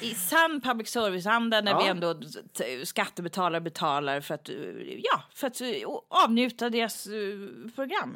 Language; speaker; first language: Swedish; native; Swedish